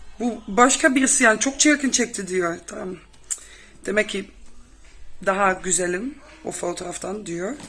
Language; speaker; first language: Turkish; non-native, fluent; Dutch